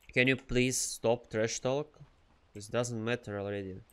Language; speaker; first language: English; non-native, learner; Russian